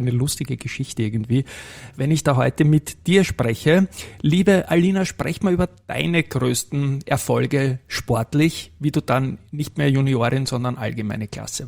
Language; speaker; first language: German; native; German